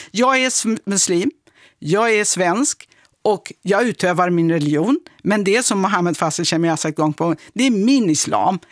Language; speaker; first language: Swedish; non-native, fluent; Kurdish